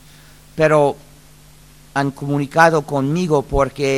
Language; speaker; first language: Spanish; non-native, fluent; English